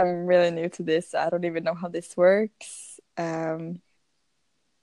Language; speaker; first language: English; non-native, fluent; Swedish